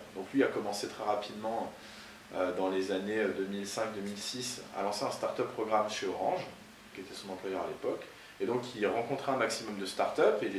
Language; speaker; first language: French; native; French